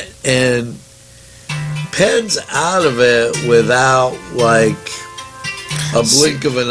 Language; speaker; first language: English; native; English